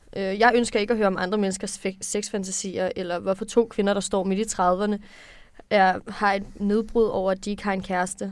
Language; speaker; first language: Danish; native; Danish